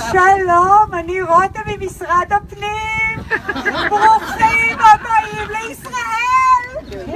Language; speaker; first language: Hebrew; native; Hebrew